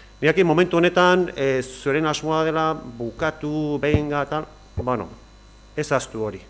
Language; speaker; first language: Basque; native; Basque